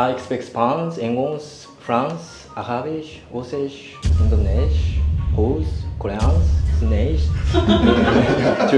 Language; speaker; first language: Dutch; non-native, learner; Japanese